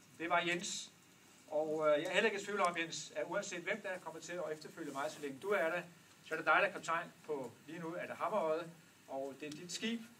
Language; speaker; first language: Danish; native; Danish